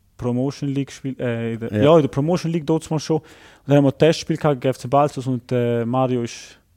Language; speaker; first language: German; native; German